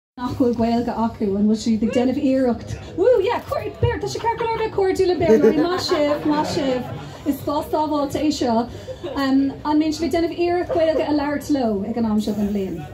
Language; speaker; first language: Irish; non-native, local second language; English